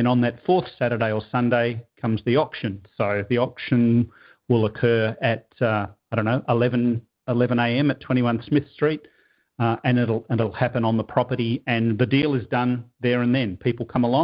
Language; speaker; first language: English; native; English